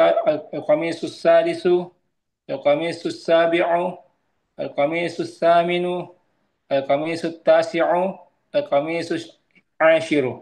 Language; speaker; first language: Arabic; non-native, learner; Indonesian